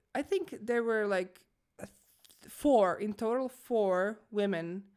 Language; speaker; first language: English; non-native, fluent; Croatian